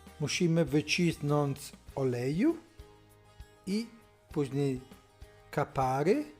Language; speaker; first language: Polish; non-native, learner; Italian